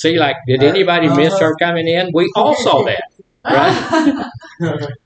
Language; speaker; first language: English; native; English